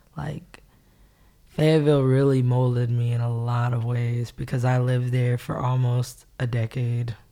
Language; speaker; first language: English; native; English